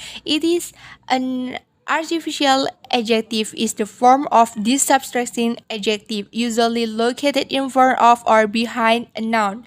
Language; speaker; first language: English; non-native, learner; Indonesian